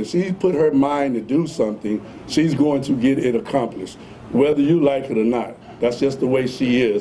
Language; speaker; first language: English; native; English